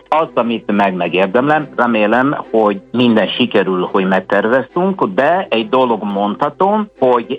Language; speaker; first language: Hungarian; non-native, fluent; Italian